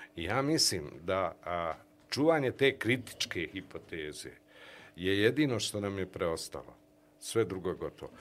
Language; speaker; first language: Bosnian; native; Bosnian